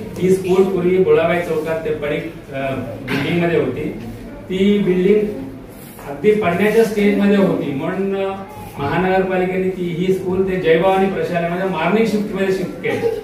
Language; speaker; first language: Marathi; non-native, local second language; Telugu